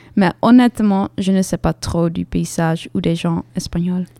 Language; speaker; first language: French; non-native, fluent; Dutch